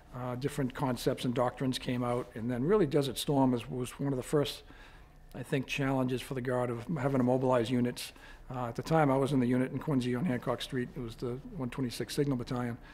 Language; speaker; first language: English; native; English